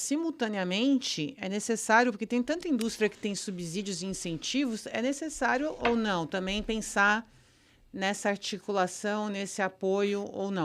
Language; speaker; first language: Portuguese; native; Portuguese